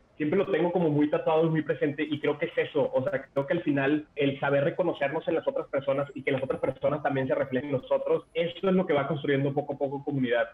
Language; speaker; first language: Spanish; native; Spanish